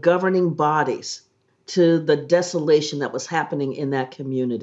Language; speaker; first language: English; native; English